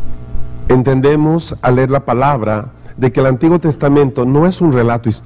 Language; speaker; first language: Spanish; native; Spanish